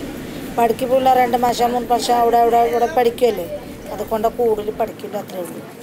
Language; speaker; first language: Malayalam; non-native, local second language; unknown